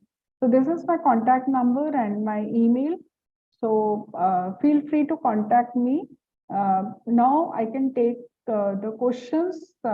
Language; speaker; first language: English; non-native, local second language; Hindi